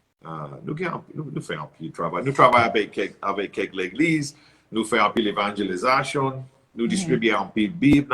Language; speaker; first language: Haitian Creole; non-native, learner; English